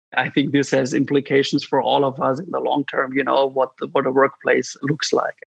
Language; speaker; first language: English; non-native, fluent; German